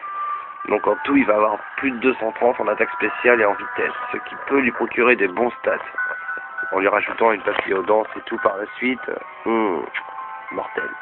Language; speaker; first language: French; native; French